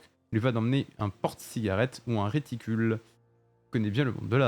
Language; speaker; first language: French; native; French